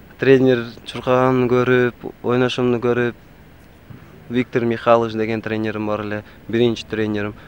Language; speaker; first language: Kyrgyz; non-native, local second language; Tajik